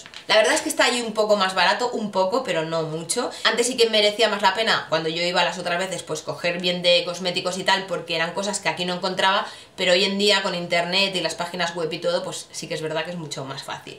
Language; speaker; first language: Spanish; native; Spanish